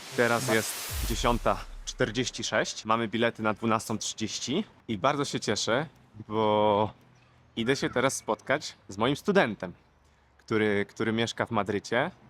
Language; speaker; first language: Polish; native; Polish